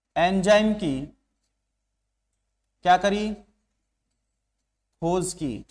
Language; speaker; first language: Hindi; native; Hindi